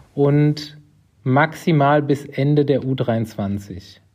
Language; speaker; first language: German; native; German